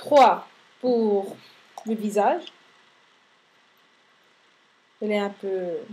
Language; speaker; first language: French; non-native, fluent; Spanish